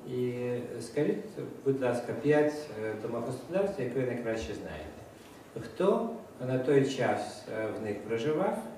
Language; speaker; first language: Ukrainian; non-native, local second language; Russian